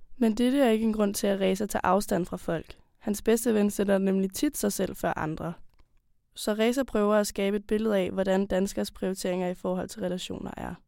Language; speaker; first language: Danish; native; Danish